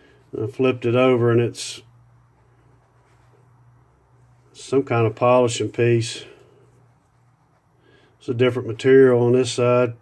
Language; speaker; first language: English; native; English